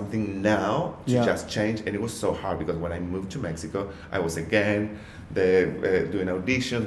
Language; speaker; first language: English; non-native, learner; Spanish